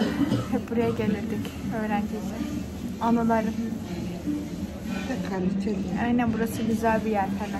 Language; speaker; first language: Turkish; early bilingual, heritage; Turkish